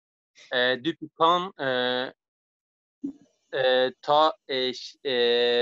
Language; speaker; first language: French; non-native, learner; Kurdish